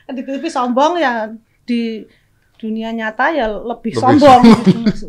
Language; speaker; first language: Indonesian; native; Indonesian